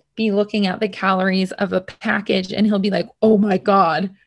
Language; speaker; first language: English; native; English